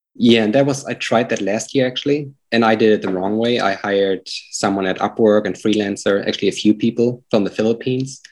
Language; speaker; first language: English; non-native, fluent; German